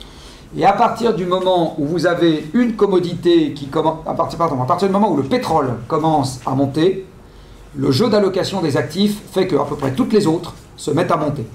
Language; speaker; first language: French; native; French